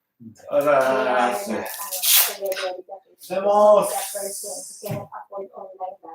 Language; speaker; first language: English; non-native, local second language; Filipino